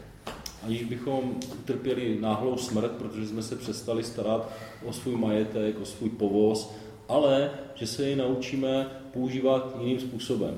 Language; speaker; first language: Czech; native; Czech